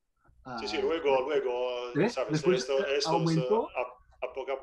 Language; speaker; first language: Spanish; non-native, fluent; Italian